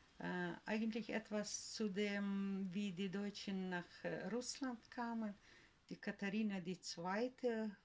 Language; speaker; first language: German; early bilingual, heritage; German